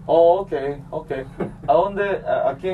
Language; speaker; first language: Spanish; early bilingual, other home language; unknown